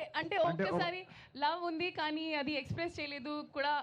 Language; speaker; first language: Telugu; non-native, local second language; Hindi